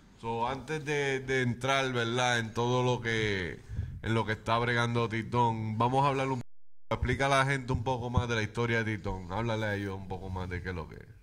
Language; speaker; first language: Spanish; early bilingual, heritage; Spanish